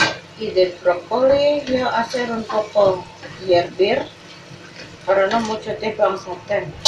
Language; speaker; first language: Spanish; non-native, learner; Indonesian